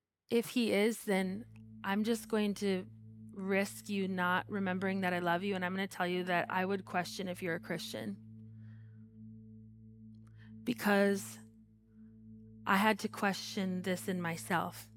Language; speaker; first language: English; native; English